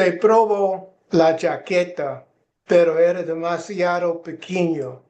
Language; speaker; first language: Spanish; non-native, learner; English